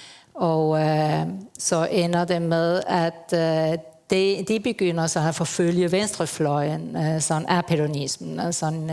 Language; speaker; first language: Danish; non-native, fluent; Spanish